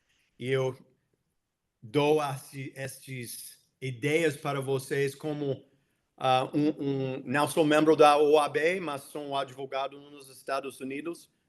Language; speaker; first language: Portuguese; non-native, fluent; English